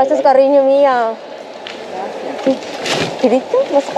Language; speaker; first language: Spanish; non-native, fluent; Filipino